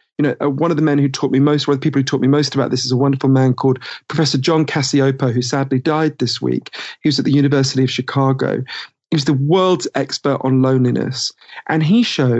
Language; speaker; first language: English; native; English